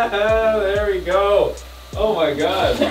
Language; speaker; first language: English; native; English